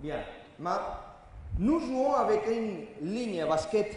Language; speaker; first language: French; non-native, learner; Spanish